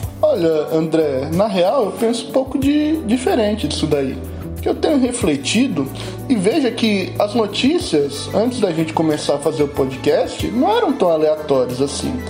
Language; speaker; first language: Portuguese; native; Portuguese